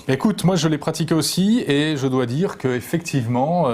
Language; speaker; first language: French; native; French